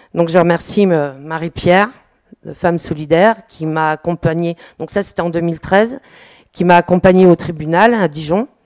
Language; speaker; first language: French; native; French